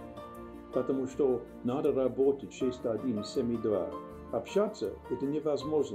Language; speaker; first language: Russian; non-native, learner; English